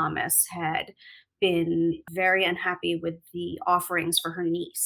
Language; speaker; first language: English; native; English